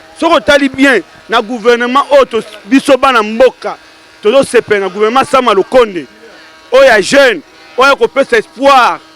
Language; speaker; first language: Lingala; native; Lingala